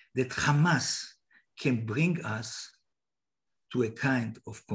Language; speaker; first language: English; non-native, fluent; Hebrew